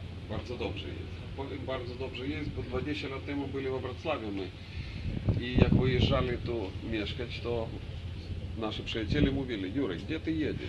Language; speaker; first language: Polish; non-native, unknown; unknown